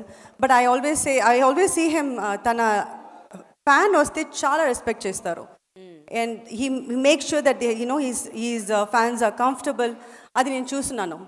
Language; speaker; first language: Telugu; non-native, fluent; Tamil